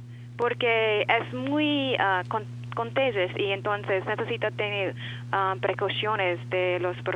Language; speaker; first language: Spanish; non-native, learner; English